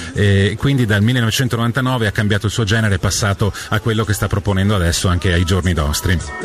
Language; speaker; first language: Italian; native; Italian